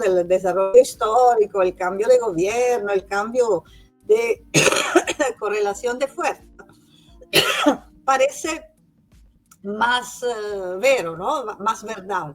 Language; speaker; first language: Spanish; non-native, fluent; Italian